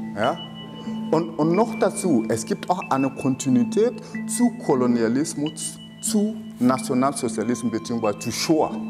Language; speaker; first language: German; non-native, fluent; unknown